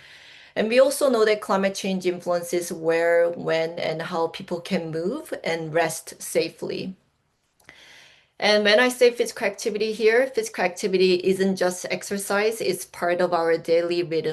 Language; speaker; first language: English; non-native, fluent; Korean